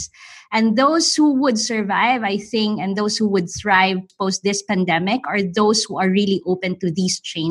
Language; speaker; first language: English; non-native, local second language; Filipino